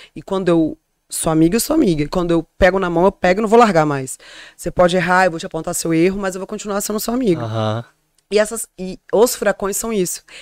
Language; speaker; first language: Portuguese; native; Portuguese